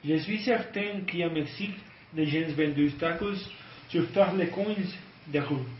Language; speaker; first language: French; non-native, learner; Spanish